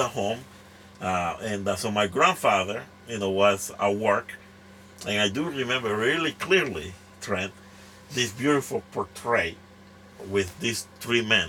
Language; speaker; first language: English; non-native, fluent; Spanish